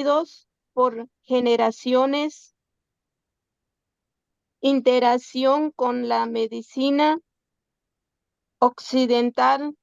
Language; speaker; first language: Spanish; non-native, local second language; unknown